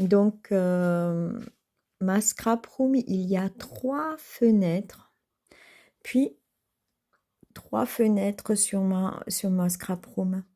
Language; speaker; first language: French; native; French